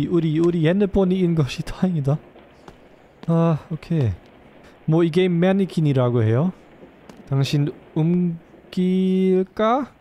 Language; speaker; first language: Korean; non-native, fluent; German